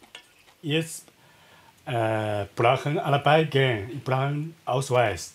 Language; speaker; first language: German; non-native, learner; Chinese